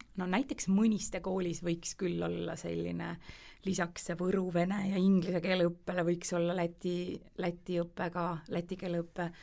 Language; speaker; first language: Estonian; native; Estonian